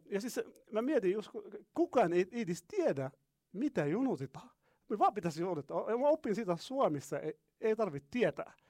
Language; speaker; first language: Finnish; non-native, learner; Arabic